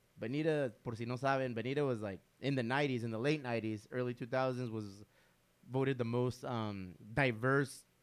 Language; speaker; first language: English; early bilingual, other home language; Spanish